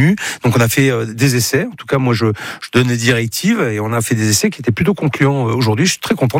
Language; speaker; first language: French; native; French